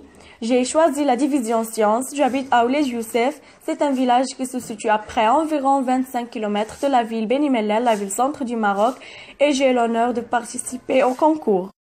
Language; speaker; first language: French; non-native, local second language; Arabic